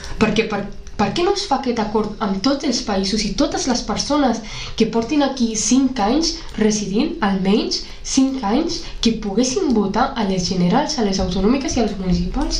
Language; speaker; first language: Catalan; early bilingual, other home language; Arabic